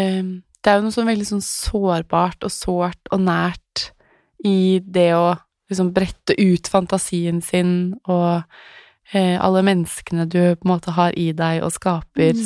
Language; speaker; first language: Norwegian; native; Norwegian